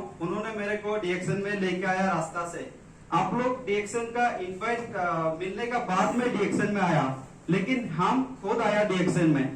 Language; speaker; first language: Hindi; non-native, learner; Bangla